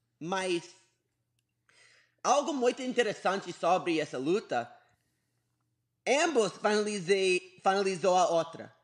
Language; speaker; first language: Portuguese; non-native, learner; English